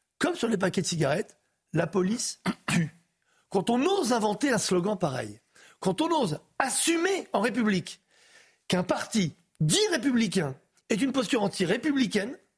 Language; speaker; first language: French; native; French